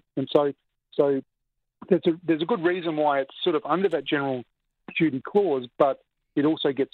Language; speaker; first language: English; native; English